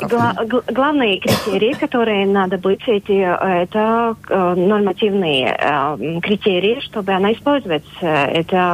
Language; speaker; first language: Russian; non-native, local second language; Latvian